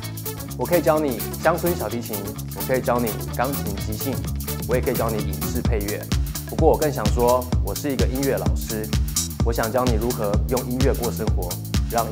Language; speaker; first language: Chinese; native; Chinese